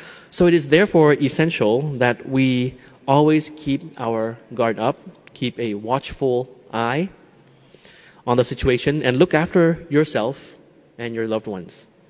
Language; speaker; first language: English; non-native, fluent; Thai